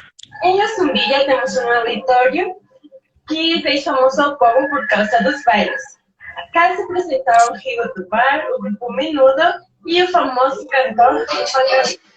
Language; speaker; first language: Portuguese; non-native, fluent; Spanish